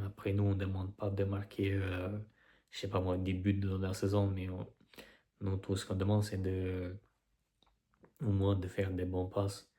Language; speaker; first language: French; non-native, fluent; Albanian